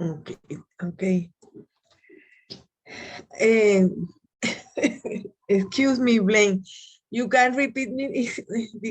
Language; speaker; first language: English; non-native, learner; Spanish